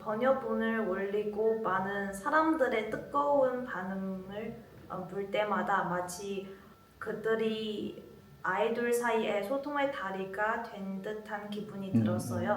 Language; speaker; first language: Korean; non-native, learner; Chinese